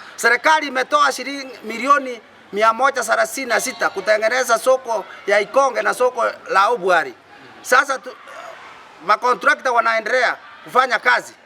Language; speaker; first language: Swahili; non-native, local second language; Gusii